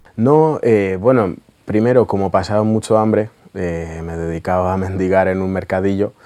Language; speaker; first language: Spanish; early bilingual, other home language; Russian